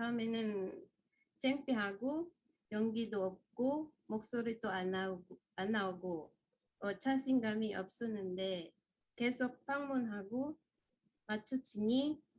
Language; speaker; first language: Korean; non-native, fluent; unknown